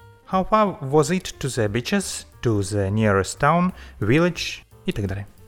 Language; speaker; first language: English; non-native, learner; Ukrainian